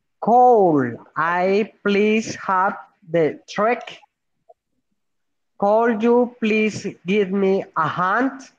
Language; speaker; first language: English; non-native, learner; Spanish